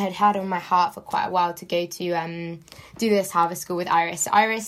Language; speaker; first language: English; native; English